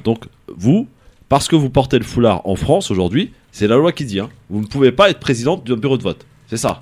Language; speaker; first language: French; native; French